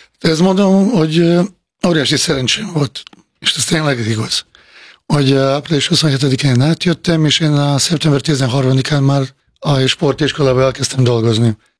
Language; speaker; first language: Hungarian; non-native, fluent; Bosnian